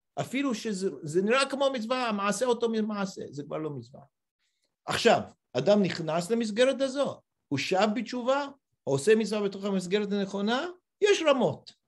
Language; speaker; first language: Hebrew; non-native, fluent; English